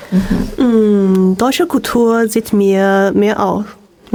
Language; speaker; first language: German; non-native, learner; Chinese